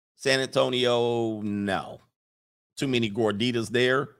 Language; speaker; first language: English; native; English